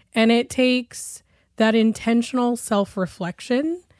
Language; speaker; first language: English; native; English